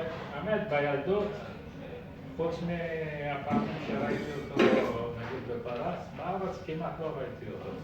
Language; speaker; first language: Hebrew; early bilingual, other home language; Persian